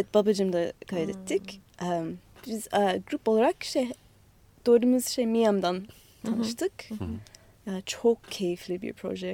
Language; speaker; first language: Turkish; non-native, fluent; English